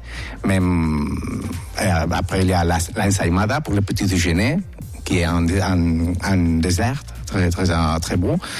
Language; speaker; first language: French; non-native, learner; Spanish